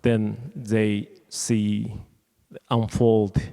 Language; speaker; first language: English; non-native, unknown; Japanese